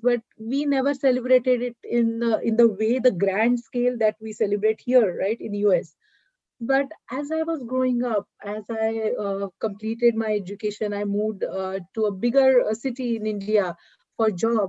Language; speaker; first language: English; non-native, local second language; Marathi